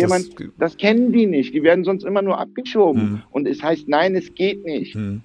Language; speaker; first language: German; early bilingual, other home language; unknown